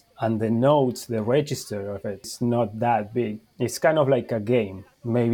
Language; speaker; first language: English; non-native, fluent; Spanish